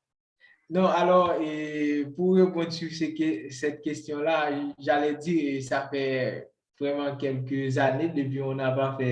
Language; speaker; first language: French; non-native, local second language; Haitian Creole